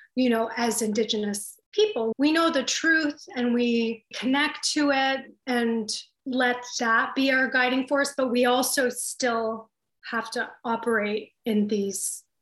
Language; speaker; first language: English; native; English